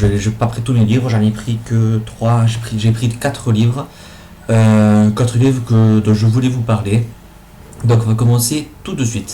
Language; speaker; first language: French; native; French